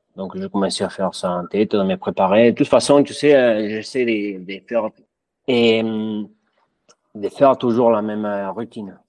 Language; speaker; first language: French; non-native, fluent; Spanish